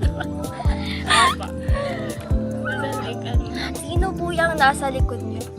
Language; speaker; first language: Filipino; native; Filipino